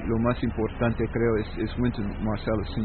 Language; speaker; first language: Spanish; non-native, fluent; English